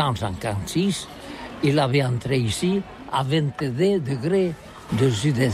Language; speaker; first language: French; non-native, learner; Catalan